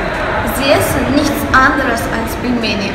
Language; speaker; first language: German; non-native, learner; Russian